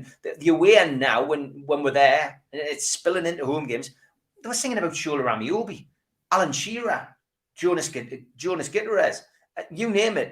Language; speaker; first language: English; native; English